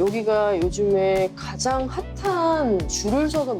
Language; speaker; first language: Korean; native; Korean